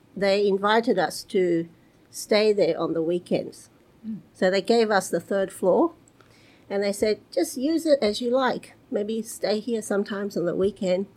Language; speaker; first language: English; early bilingual, other home language; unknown